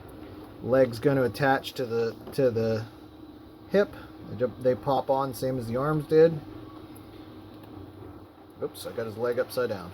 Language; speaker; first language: English; native; English